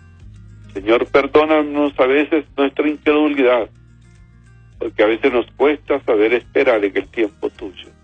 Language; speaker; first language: Spanish; native; Spanish